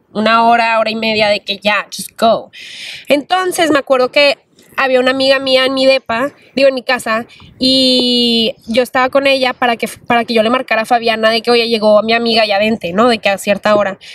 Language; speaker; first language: Spanish; early bilingual, heritage; Spanish